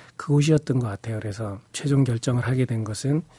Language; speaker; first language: Korean; native; Korean